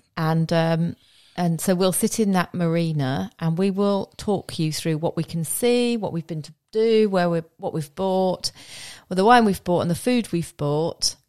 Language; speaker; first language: English; native; English